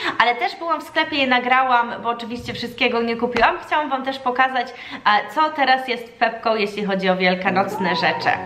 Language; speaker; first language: Polish; early bilingual, heritage; Polish